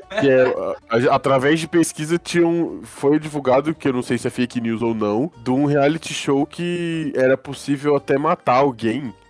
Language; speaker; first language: Portuguese; native; Portuguese